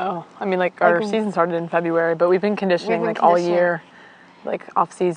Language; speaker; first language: English; native; English